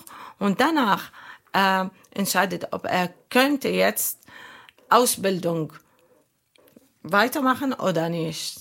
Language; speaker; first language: German; non-native, local second language; Arabic